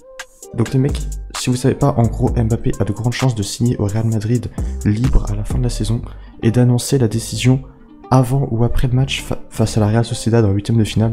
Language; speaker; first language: French; native; French